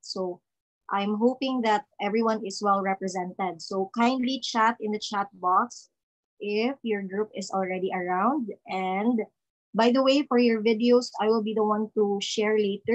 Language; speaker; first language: English; non-native, local second language; Cebuano